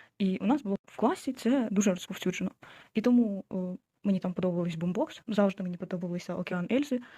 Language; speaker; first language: Ukrainian; non-native, local second language; Russian